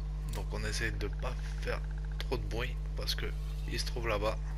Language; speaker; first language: French; native; French